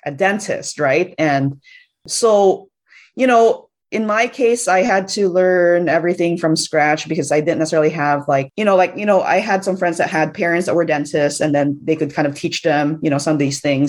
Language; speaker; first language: English; non-native, local second language; Cebuano